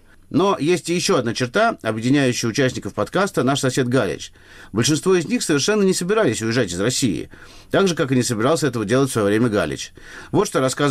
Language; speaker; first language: Russian; native; Russian